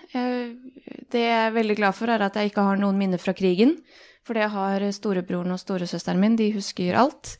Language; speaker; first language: Norwegian; early bilingual, other home language; Bosnian